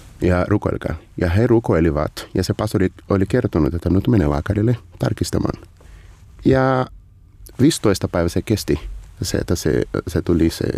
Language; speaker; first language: Finnish; non-native, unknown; Portuguese